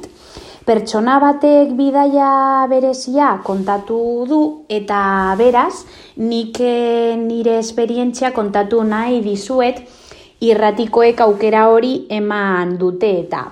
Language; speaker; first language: Basque; non-native, local second language; Spanish